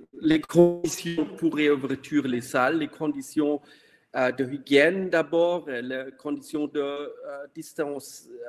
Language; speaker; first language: French; non-native, fluent; German